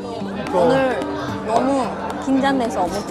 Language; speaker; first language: Korean; non-native, learner; Japanese